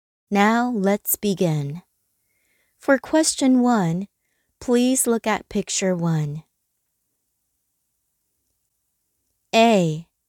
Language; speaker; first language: English; non-native, fluent; Chinese